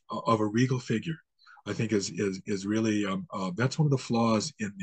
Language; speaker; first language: English; native; English